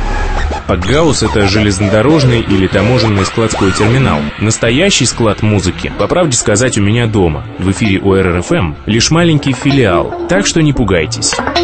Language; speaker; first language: Russian; native; Russian